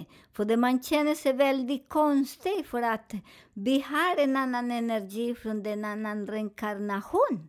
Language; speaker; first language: Swedish; non-native, fluent; Spanish